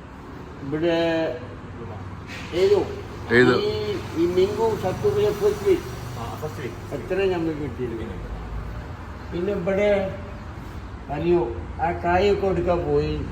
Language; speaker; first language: Malayalam; early bilingual, heritage; Malayalam